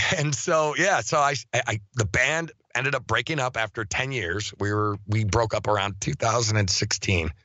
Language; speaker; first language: English; native; English